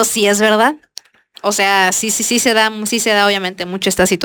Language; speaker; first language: Spanish; native; Spanish